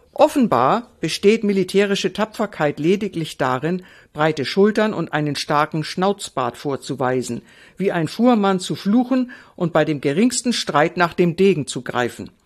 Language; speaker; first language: German; native; German